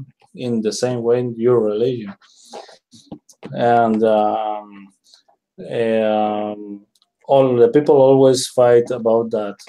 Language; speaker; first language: English; non-native, learner; Spanish